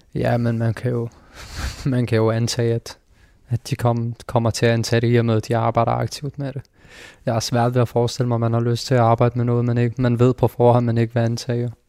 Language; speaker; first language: Danish; early bilingual, other home language; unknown